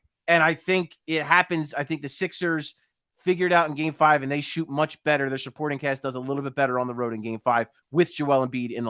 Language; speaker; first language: English; native; English